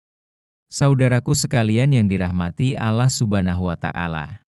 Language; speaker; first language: Indonesian; native; Indonesian